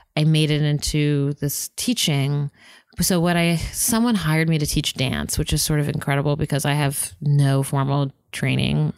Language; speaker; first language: English; native; English